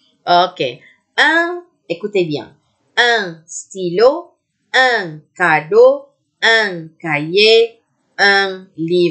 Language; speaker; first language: French; non-native, fluent; Indonesian